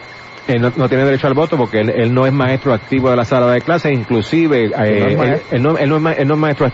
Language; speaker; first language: Spanish; native; Spanish